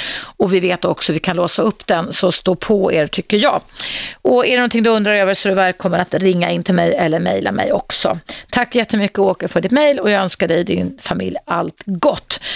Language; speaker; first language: Swedish; native; Swedish